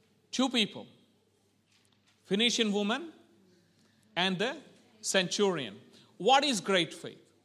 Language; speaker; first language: English; non-native, local second language; Malayalam